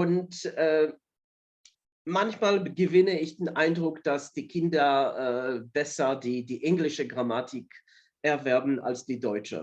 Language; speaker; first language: German; non-native, fluent; Polish